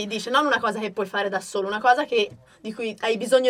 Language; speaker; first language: Italian; native; Italian